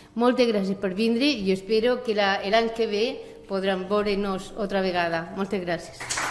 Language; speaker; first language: Catalan; non-native, local second language; Spanish